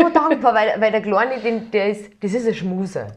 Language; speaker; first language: German; native; German